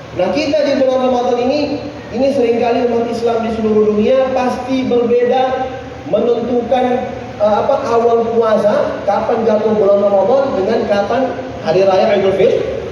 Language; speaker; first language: Indonesian; native; Indonesian